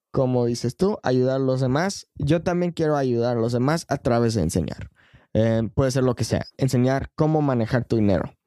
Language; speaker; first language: Spanish; non-native, fluent; English